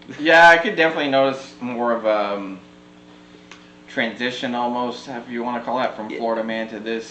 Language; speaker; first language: English; native; English